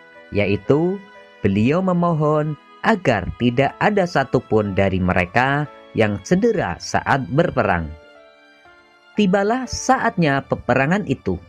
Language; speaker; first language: Indonesian; native; Indonesian